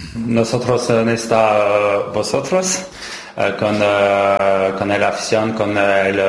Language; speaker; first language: Spanish; non-native, learner; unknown